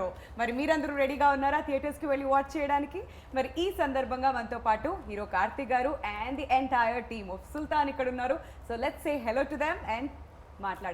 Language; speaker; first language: Telugu; native; Telugu